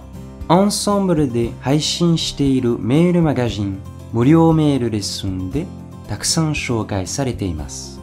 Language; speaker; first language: Japanese; non-native, fluent; French